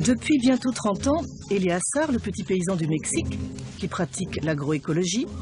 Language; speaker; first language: French; native; French